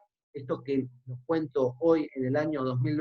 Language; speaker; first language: Spanish; native; Spanish